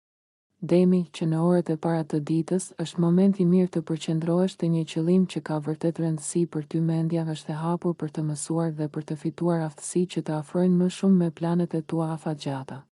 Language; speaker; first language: Albanian; native; Albanian